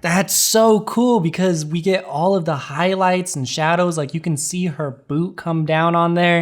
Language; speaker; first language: English; native; English